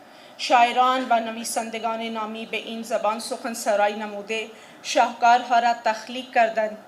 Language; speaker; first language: Persian; non-native, fluent; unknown